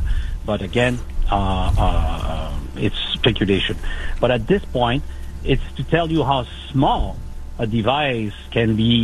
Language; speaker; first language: English; non-native, local second language; French